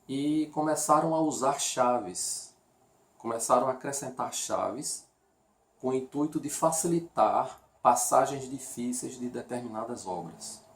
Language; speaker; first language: Portuguese; native; Portuguese